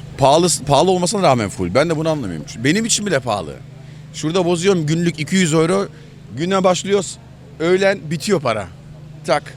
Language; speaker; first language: Turkish; native; Turkish